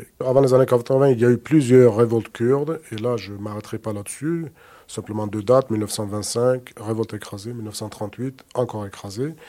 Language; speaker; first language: French; non-native, fluent; Kurdish